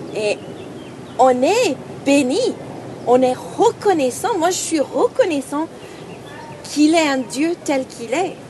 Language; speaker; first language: French; non-native, fluent; English